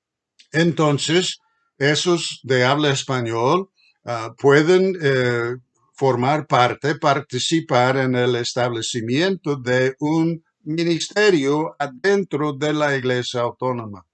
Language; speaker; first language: Spanish; non-native, fluent; English